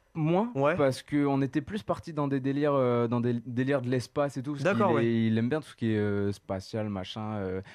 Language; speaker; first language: French; native; French